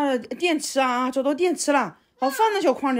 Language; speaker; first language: Chinese; native; Chinese